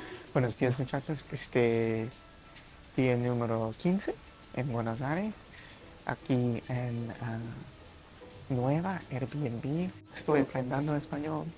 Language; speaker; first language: Spanish; non-native, learner; English